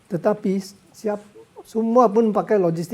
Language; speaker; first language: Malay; non-native, local second language; Cantonese